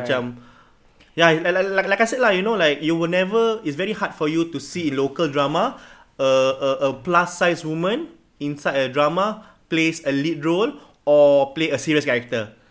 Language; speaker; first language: English; non-native, local second language; Malay